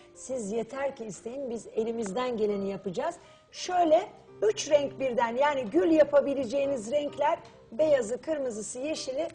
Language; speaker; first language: Turkish; native; Turkish